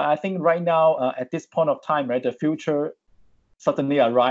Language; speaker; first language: English; non-native, local second language; Cantonese